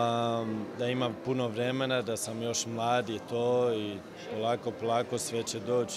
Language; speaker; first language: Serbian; early bilingual, heritage; Serbian